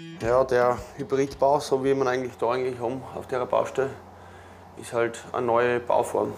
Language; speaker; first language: German; native; German